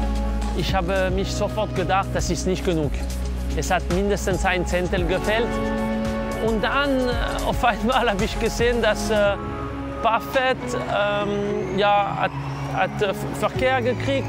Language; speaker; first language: German; non-native, local second language; French